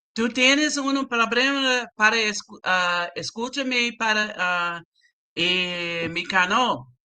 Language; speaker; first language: Spanish; non-native, learner; English